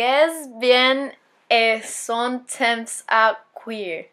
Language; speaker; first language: French; non-native, learner; English